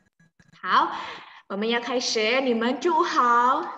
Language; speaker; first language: Chinese; non-native, fluent; Indonesian